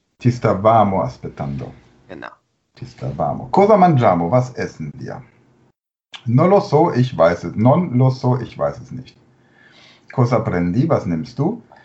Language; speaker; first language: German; native; German